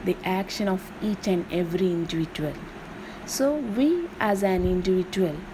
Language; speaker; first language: English; non-native, local second language; Malayalam